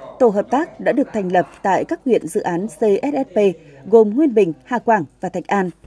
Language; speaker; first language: Vietnamese; native; Vietnamese